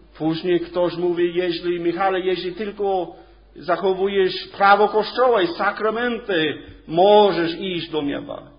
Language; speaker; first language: Polish; non-native, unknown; English